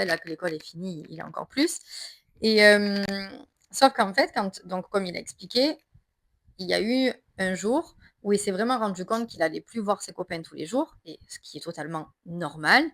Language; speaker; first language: French; native; French